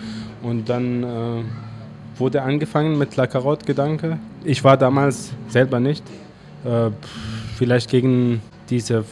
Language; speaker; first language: German; non-native, fluent; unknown